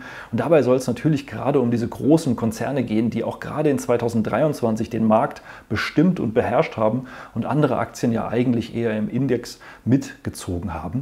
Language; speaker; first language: German; native; German